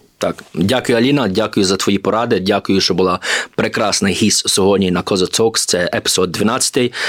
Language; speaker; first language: Ukrainian; early bilingual, heritage; Ukrainian